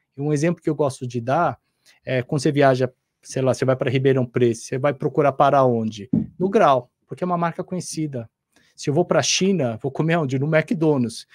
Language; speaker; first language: Portuguese; non-native, fluent; Korean